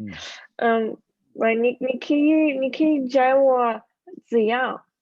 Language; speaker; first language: Chinese; non-native, learner; English